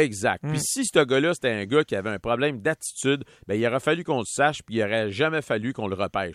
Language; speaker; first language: French; native; French